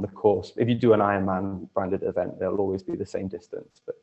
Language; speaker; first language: English; native; English